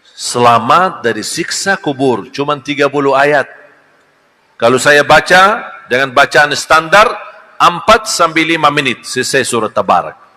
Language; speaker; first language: Malay; non-native, fluent; Arabic